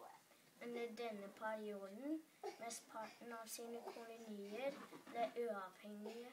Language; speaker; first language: Norwegian; early bilingual, other home language; English